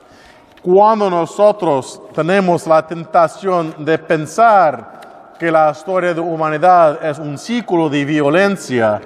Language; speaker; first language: Spanish; non-native, learner; English